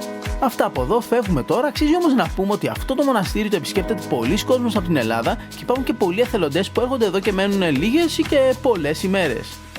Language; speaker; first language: Greek; native; Greek